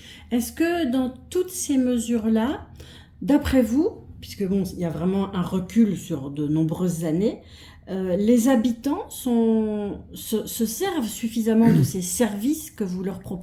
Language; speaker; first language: French; native; French